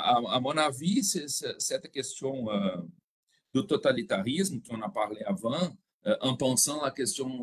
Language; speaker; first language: French; non-native, fluent; Portuguese